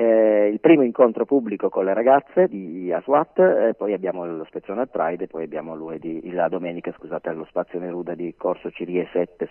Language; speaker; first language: Italian; native; Italian